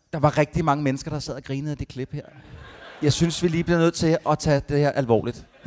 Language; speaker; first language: Danish; native; Danish